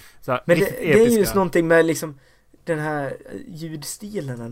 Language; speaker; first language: Swedish; native; Swedish